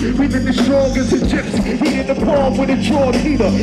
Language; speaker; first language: English; native; English